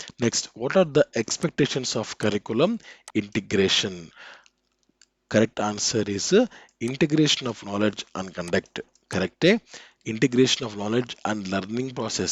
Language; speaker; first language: English; non-native, local second language; Telugu